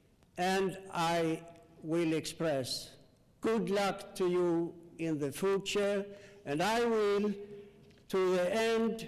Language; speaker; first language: English; non-native, learner; Swedish